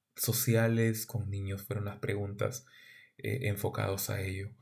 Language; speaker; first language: Spanish; native; Spanish